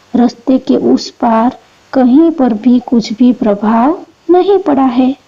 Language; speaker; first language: Hindi; non-native, local second language; Gujarati